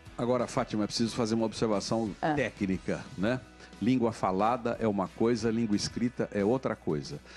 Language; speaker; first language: Portuguese; native; Portuguese